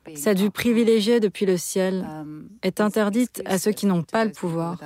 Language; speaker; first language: French; early bilingual, other home language; Arabic